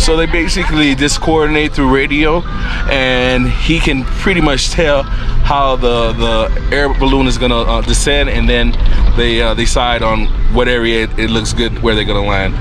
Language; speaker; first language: English; native; English